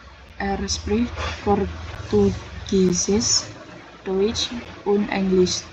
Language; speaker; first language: German; non-native, fluent; Indonesian